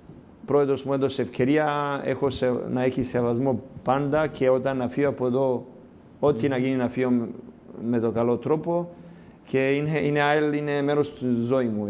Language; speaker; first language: Greek; non-native, learner; Serbian